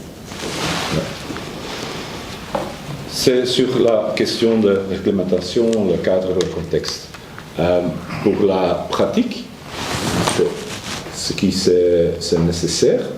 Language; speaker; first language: French; non-native, learner; Dutch